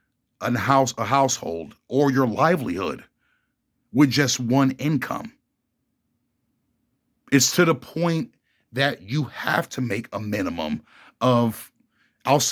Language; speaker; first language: English; native; English